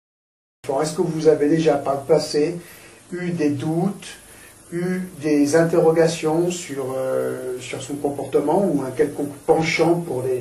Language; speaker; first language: French; native; French